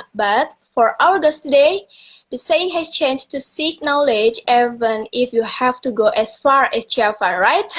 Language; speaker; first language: English; non-native, learner; Indonesian